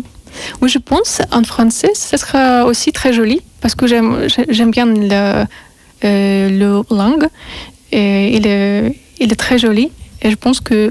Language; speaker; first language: French; non-native, learner; Russian